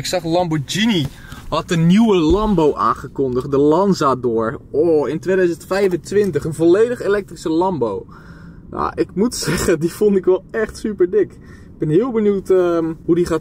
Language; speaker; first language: Dutch; native; Dutch